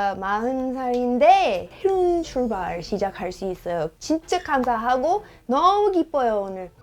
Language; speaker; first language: Korean; non-native, learner; English